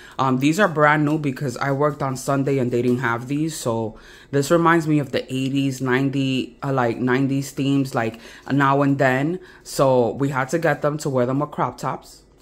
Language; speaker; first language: English; native; English